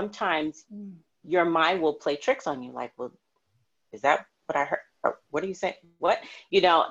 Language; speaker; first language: English; native; English